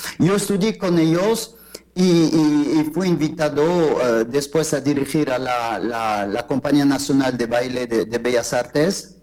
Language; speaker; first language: Spanish; non-native, fluent; French